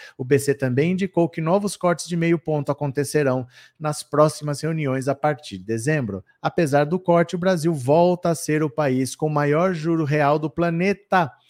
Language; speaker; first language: Portuguese; native; Portuguese